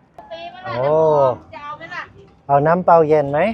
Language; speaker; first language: Thai; non-native, learner; English